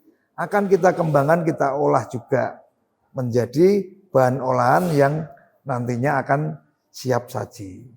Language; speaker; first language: Indonesian; native; Indonesian